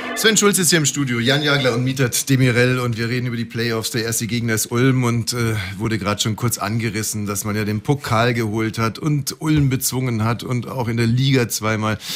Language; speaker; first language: German; native; German